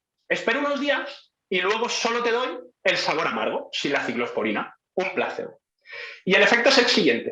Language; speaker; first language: Spanish; native; Spanish